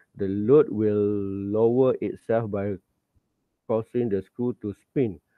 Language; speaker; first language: English; non-native, local second language; Malay